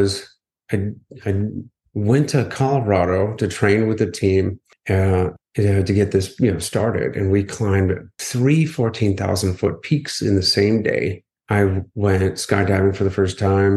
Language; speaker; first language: English; native; English